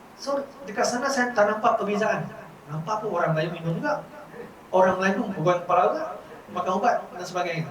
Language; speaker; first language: Malay; non-native, local second language; Chinese